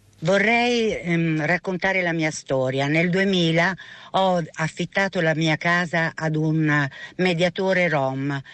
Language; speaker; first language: Italian; native; Italian